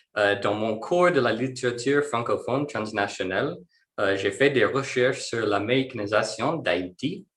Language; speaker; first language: French; non-native, learner; English